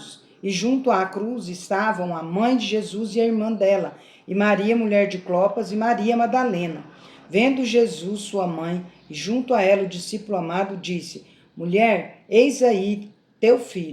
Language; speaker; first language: Portuguese; native; Portuguese